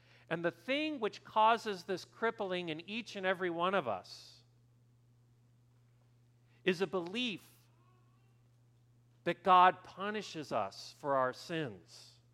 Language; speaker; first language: English; native; English